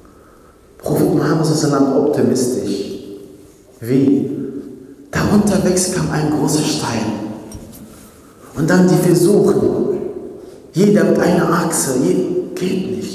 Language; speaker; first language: German; non-native, fluent; Arabic